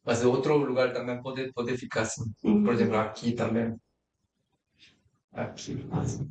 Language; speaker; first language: Portuguese; non-native, fluent; Korean